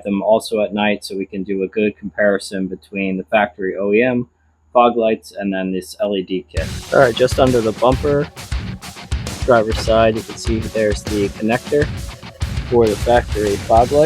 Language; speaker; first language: English; native; English